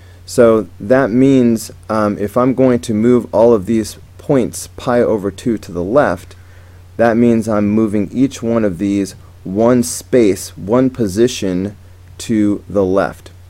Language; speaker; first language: English; native; English